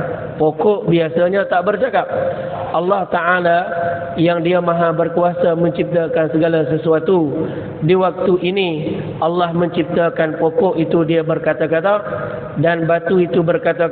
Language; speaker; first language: Malay; native; Malay